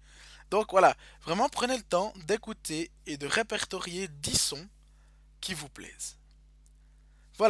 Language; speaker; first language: French; native; French